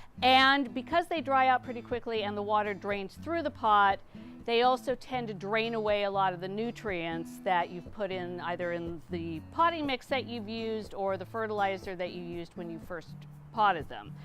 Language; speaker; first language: English; native; English